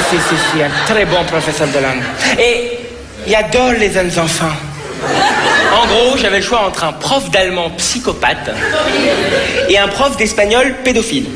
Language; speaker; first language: French; native; French